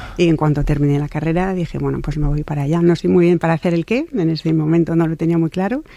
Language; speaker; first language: Spanish; non-native, fluent; French